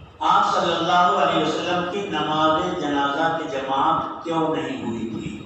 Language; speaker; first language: Urdu; native; Urdu